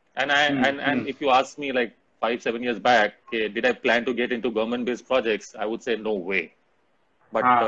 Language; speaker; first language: English; non-native, local second language; Hindi